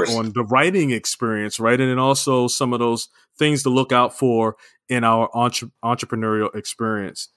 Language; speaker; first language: English; native; English